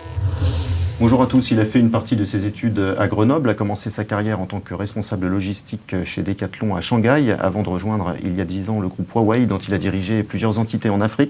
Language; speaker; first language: French; native; French